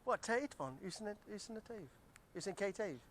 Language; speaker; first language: Hungarian; early bilingual, heritage; English